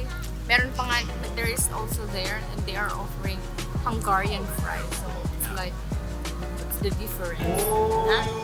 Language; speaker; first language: English; non-native, local second language; Filipino